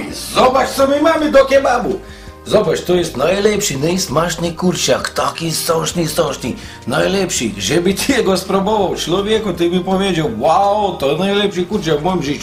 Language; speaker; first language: Polish; non-native, fluent; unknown